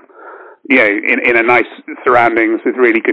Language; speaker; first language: English; native; English